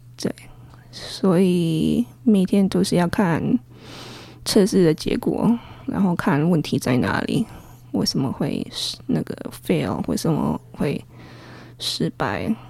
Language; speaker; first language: Chinese; early bilingual, heritage; Chinese